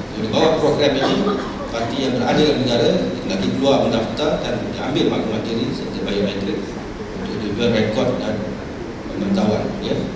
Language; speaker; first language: Malay; native; Malay